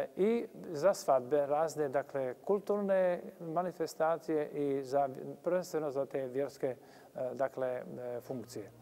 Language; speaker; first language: Croatian; non-native, local second language; Albanian